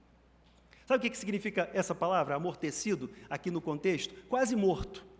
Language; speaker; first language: Portuguese; native; Portuguese